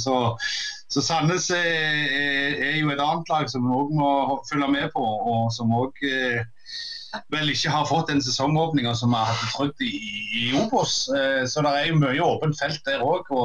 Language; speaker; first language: Norwegian; native; Norwegian